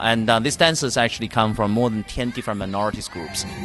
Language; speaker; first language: English; non-native, fluent; Chinese